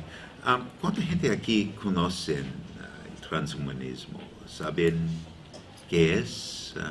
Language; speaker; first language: Spanish; non-native, learner; English